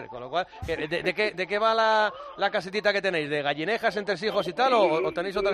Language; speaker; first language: Spanish; native; Spanish